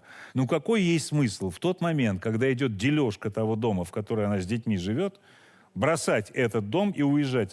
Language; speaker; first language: Russian; native; Russian